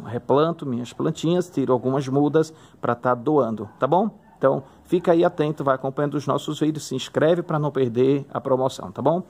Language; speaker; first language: Portuguese; native; Portuguese